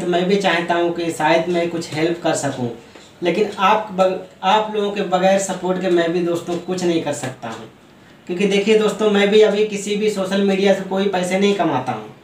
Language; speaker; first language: Hindi; native; Hindi